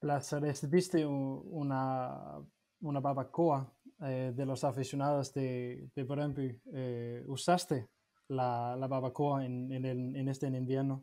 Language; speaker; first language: Spanish; non-native, learner; Danish